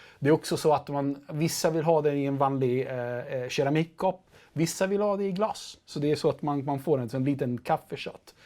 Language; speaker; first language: Swedish; non-native, fluent; Italian